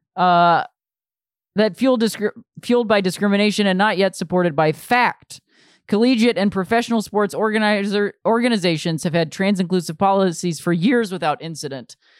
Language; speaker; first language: English; native; English